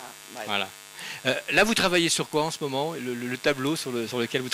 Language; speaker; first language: French; native; French